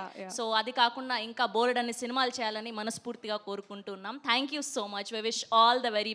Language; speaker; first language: Telugu; native; Telugu